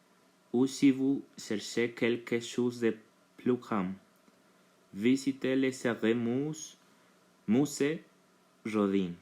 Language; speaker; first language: French; non-native, learner; Spanish